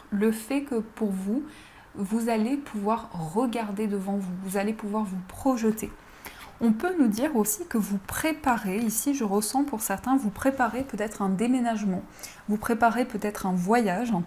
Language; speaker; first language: French; native; French